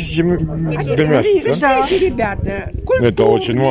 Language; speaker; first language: Russian; non-native, learner; Serbian